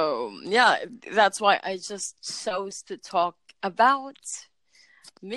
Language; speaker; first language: English; non-native, local second language; Filipino